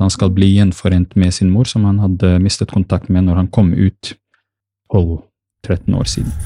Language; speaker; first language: Norwegian; early bilingual, other home language; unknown